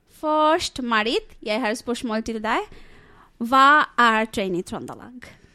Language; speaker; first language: Norwegian; non-native, fluent; Bangla